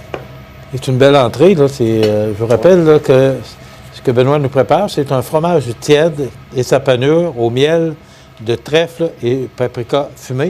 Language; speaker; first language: French; native; French